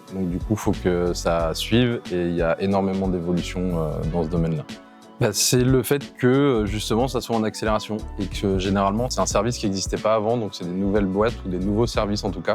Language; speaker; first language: French; native; French